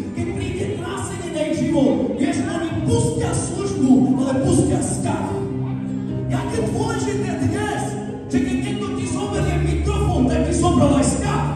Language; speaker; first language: Slovak; non-native, local second language; Romany